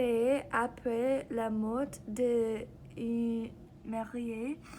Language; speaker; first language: French; non-native, learner; English